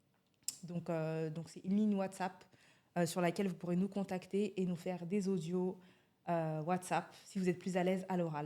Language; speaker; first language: French; native; French